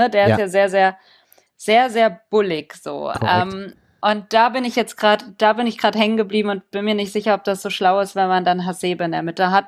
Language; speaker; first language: German; native; German